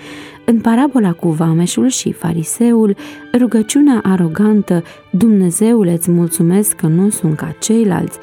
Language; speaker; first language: Romanian; native; Romanian